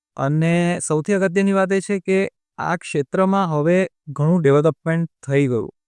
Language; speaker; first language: Gujarati; native; Gujarati